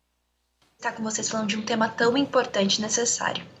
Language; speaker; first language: Portuguese; native; Portuguese